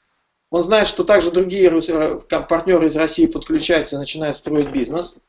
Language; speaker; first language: Russian; native; Russian